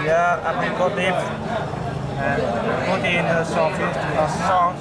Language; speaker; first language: English; non-native, learner; Vietnamese